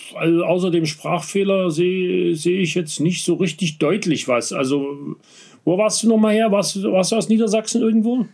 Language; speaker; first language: German; native; German